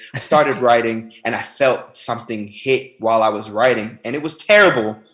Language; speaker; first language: English; native; English